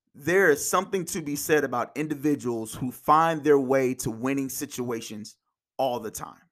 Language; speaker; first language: English; native; English